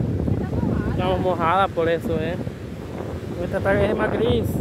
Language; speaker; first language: Spanish; native; Spanish